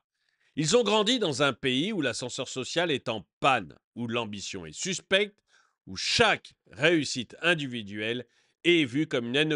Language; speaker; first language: French; native; French